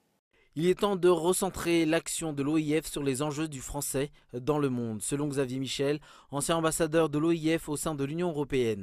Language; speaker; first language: French; non-native, local second language; Malagasy